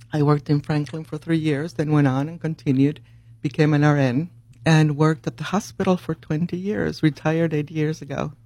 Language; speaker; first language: English; early bilingual, other home language; Spanish